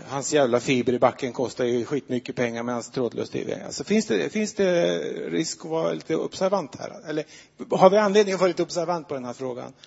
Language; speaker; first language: Swedish; native; Swedish